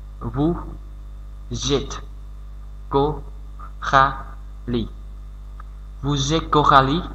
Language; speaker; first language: French; non-native, learner; Vietnamese